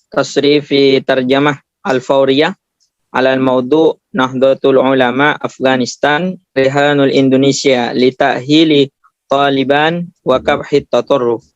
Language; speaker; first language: Arabic; non-native, learner; Indonesian